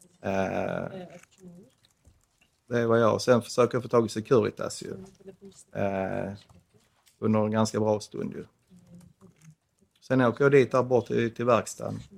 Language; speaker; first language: Swedish; native; Swedish